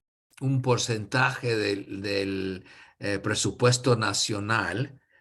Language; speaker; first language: Spanish; non-native, fluent; English